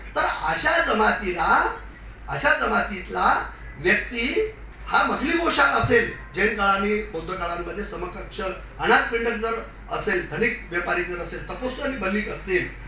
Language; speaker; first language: Marathi; non-native, local second language; Lambadi